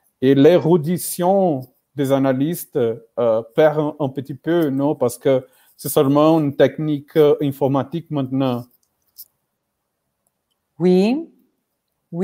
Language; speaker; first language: French; non-native, learner; Portuguese